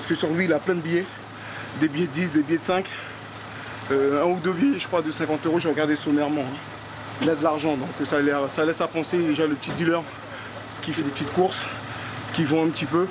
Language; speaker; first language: French; native; French